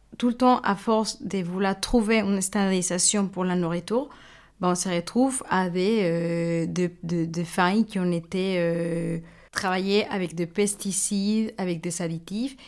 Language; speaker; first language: French; non-native, fluent; Spanish